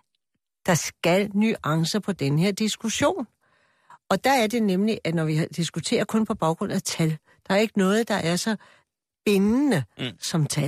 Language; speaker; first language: Danish; native; Danish